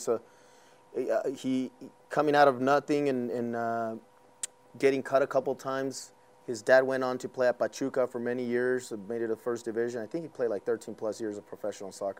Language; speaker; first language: English; early bilingual, other home language; Spanish